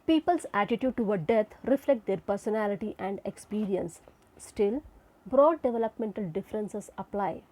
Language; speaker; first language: English; non-native, local second language; Kannada